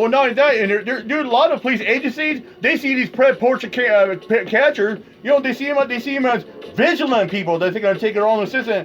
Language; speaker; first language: English; native; English